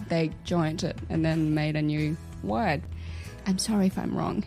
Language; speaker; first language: English; non-native, fluent; Japanese